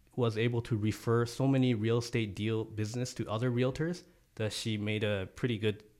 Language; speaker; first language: English; non-native, fluent; Japanese